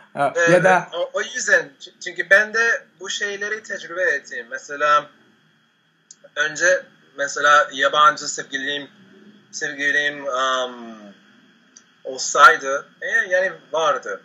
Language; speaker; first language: Turkish; non-native, fluent; Spanish